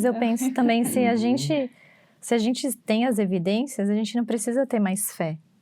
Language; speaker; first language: Portuguese; native; Portuguese